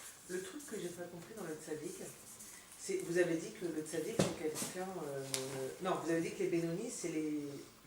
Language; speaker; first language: French; native; French